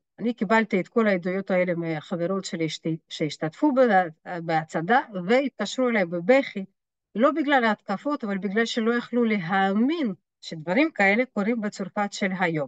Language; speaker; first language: Hebrew; non-native, fluent; French